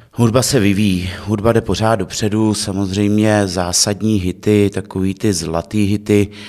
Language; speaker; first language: Czech; native; Czech